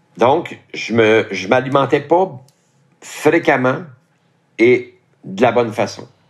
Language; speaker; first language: French; native; French